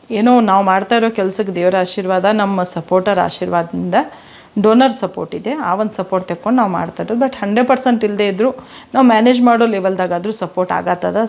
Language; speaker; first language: Kannada; native; Kannada